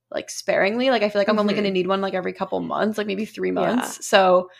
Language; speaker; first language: English; native; English